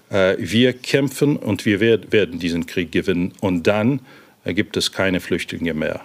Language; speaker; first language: German; non-native, fluent; Ukrainian